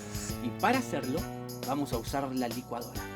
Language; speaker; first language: Spanish; native; Spanish